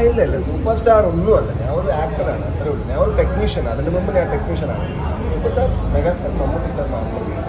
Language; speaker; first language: Malayalam; non-native, local second language; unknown